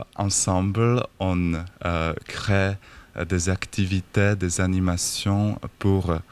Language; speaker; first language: French; non-native, fluent; Czech